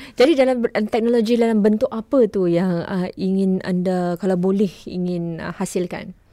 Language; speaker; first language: Malay; native; Malay